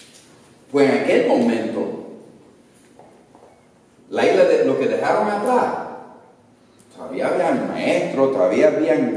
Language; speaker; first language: Spanish; early bilingual, other home language; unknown